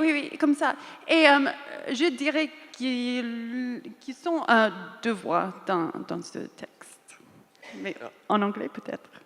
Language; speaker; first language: French; non-native, fluent; English